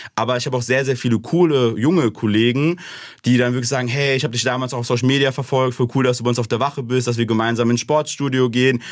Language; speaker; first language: German; native; German